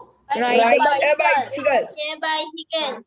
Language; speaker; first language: English; non-native, learner; Sinhala